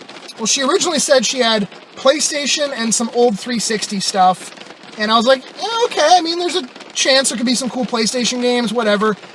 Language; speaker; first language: English; native; English